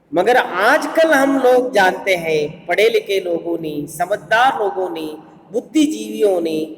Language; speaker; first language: Hindi; non-native, local second language; Kannada